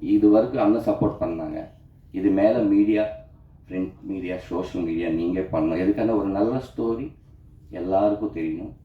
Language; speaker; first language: Tamil; non-native, local second language; Telugu